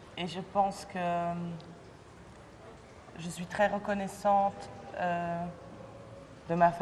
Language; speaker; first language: French; early bilingual, other home language; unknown